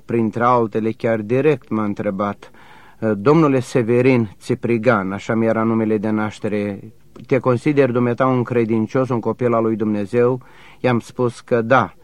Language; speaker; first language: Romanian; native; Romanian